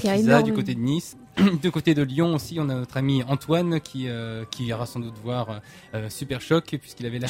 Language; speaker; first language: French; native; French